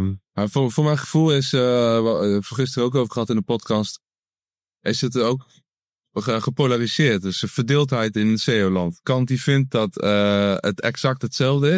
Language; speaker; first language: Dutch; native; Dutch